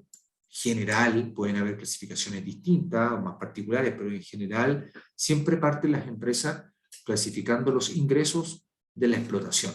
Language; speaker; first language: Spanish; native; Spanish